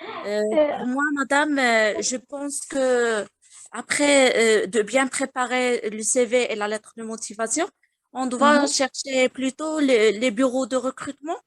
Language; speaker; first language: French; non-native, local second language; Arabic